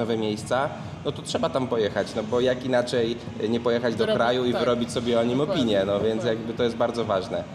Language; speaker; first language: Polish; native; Polish